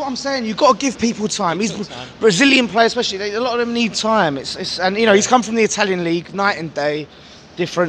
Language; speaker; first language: English; native; English